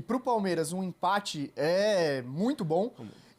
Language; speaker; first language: Portuguese; native; Portuguese